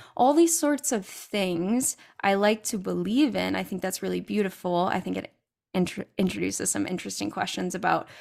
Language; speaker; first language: English; native; English